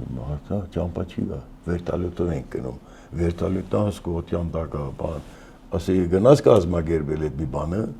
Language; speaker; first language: Armenian; early bilingual, heritage; Armenian